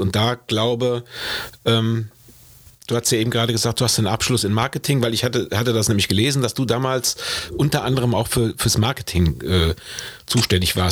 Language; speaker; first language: German; native; German